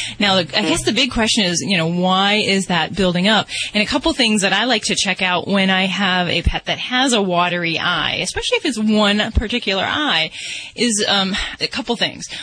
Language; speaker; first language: English; native; English